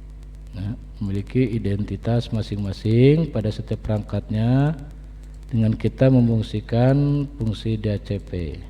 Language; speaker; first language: Indonesian; native; Indonesian